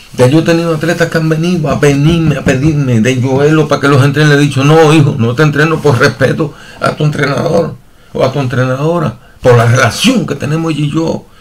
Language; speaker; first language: Spanish; native; Spanish